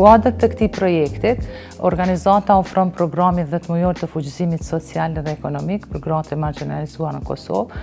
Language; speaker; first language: Albanian; native; Albanian